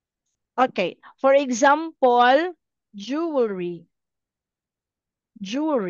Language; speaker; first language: English; non-native, fluent; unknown